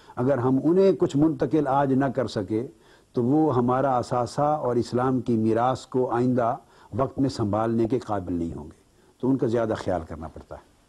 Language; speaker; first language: Urdu; native; Urdu